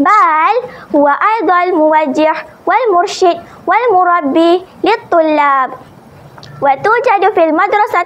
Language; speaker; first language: Arabic; non-native, learner; Malay